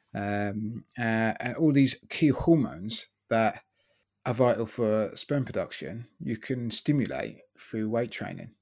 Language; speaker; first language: English; native; English